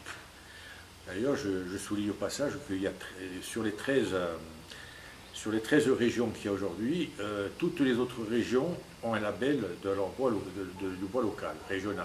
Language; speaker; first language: French; native; French